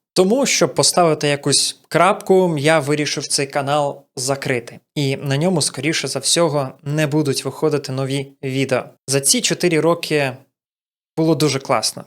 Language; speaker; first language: Ukrainian; non-native, local second language; Russian